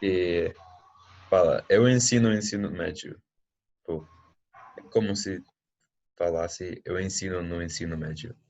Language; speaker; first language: Portuguese; non-native, fluent; English